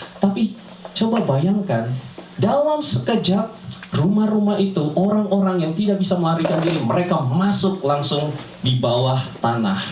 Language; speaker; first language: Indonesian; native; Indonesian